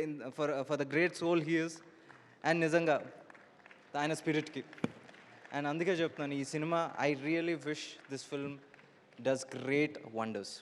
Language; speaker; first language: Telugu; native; Telugu